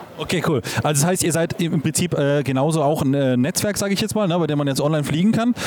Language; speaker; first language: German; native; German